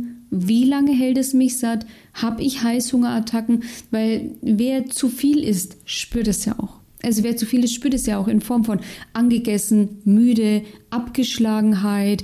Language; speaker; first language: German; native; German